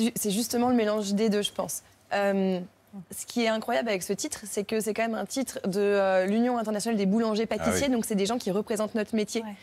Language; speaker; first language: French; native; French